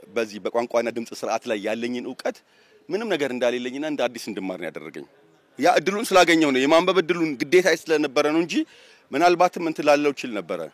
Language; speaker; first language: Amharic; native; Amharic